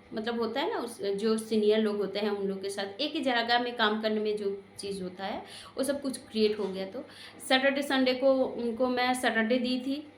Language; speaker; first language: Hindi; non-native, local second language; Bangla